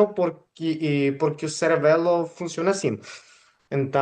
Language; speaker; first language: Portuguese; non-native, fluent; Spanish